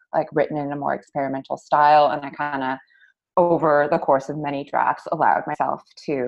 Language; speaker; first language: English; native; English